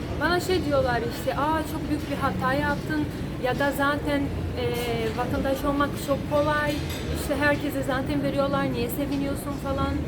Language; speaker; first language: Turkish; non-native, fluent; Portuguese